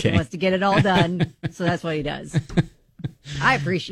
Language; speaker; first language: English; native; English